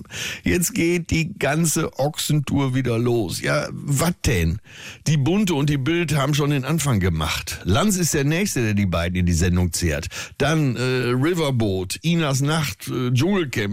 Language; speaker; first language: German; native; German